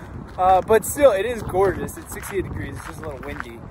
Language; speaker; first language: English; native; English